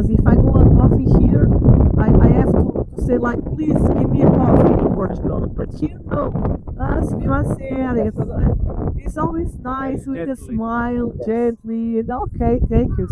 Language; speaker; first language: English; non-native, learner; Portuguese